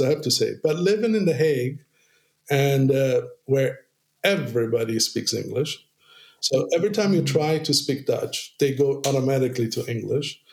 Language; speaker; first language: English; non-native, fluent; Portuguese